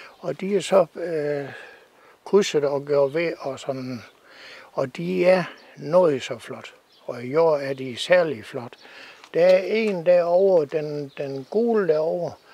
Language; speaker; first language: Danish; native; Danish